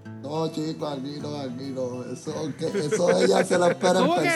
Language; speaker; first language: Spanish; native; Spanish